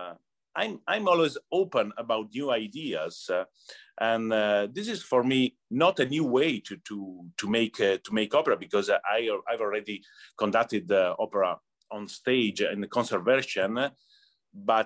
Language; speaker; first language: English; non-native, learner; Italian